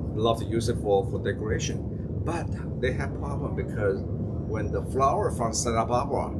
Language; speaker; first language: English; non-native, fluent; Chinese